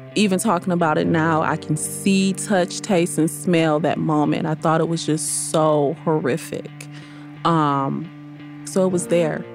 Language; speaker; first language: English; native; English